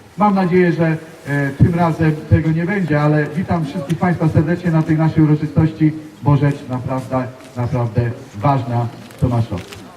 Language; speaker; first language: Polish; native; Polish